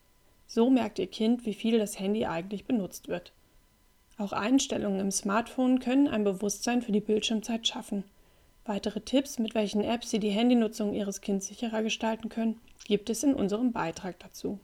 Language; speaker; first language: German; native; German